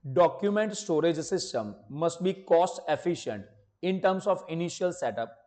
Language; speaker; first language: English; non-native, local second language; Gujarati